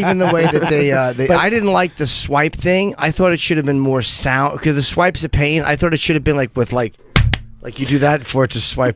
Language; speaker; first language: English; native; English